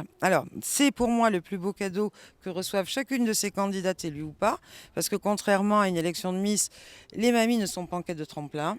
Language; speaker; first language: French; native; French